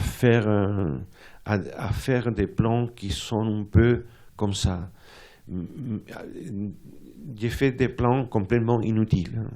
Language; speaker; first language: French; non-native, fluent; Spanish